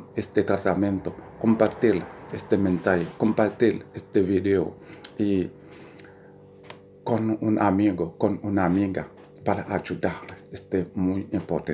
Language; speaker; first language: Spanish; non-native, learner; Haitian Creole